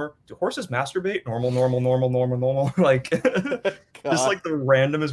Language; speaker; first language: English; native; English